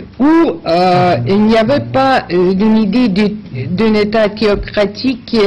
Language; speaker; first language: French; non-native, fluent; Russian